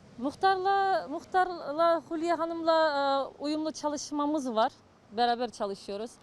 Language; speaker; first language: Turkish; non-native, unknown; Russian